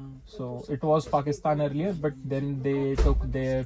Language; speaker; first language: English; non-native, local second language; Hindi